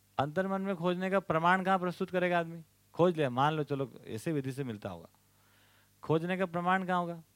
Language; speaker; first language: Hindi; native; Hindi